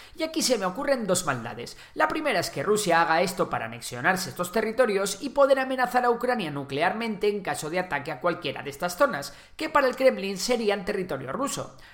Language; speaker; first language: Spanish; native; Spanish